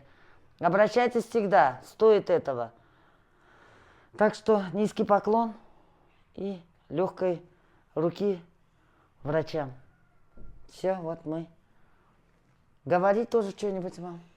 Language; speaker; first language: Russian; native; Russian